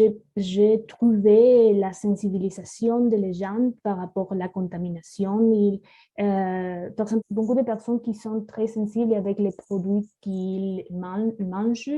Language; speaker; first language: French; non-native, learner; Spanish